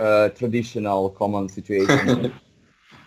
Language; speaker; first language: English; non-native, fluent; Russian